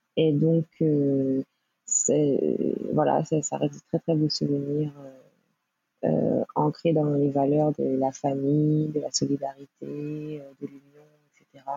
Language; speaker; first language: French; native; French